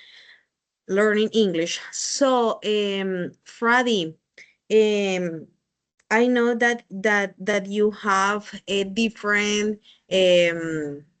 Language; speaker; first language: English; non-native, learner; Spanish